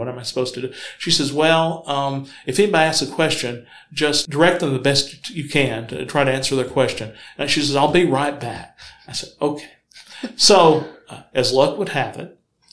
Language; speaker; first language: English; native; English